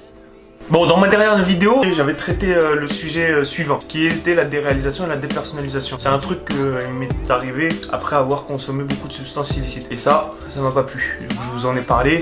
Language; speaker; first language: French; native; French